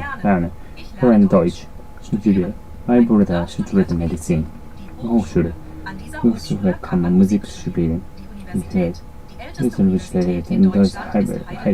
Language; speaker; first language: German; non-native, learner; Japanese